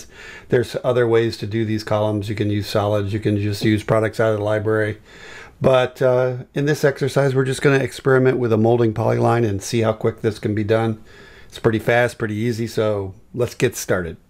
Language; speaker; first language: English; native; English